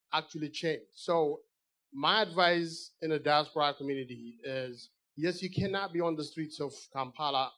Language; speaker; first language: English; non-native, fluent; Amharic